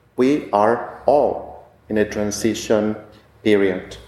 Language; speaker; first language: English; non-native, fluent; Spanish